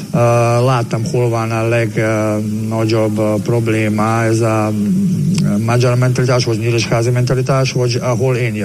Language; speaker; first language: Hungarian; non-native, learner; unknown